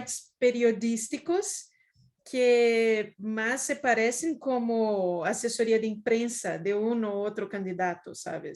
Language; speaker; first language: Spanish; non-native, fluent; Portuguese